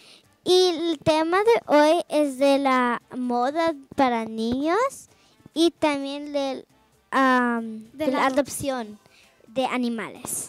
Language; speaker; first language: Spanish; early bilingual, heritage; Spanish